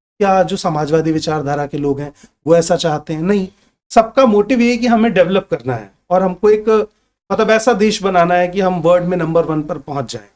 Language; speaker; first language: Hindi; native; Hindi